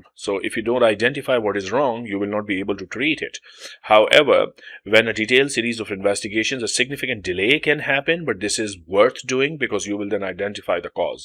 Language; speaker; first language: English; non-native, local second language; Urdu